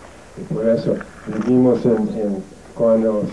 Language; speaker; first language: Spanish; non-native, fluent; English